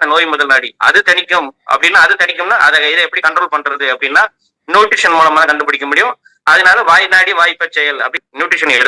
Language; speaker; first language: Tamil; native; Tamil